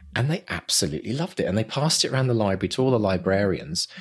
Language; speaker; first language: English; native; English